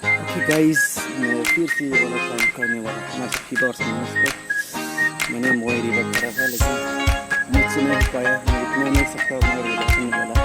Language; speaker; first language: Hindi; non-native, local second language; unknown